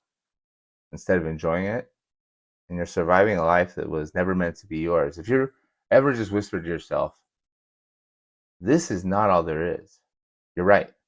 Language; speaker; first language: English; native; English